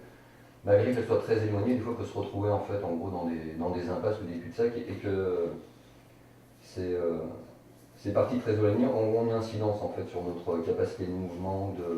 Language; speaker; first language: French; native; French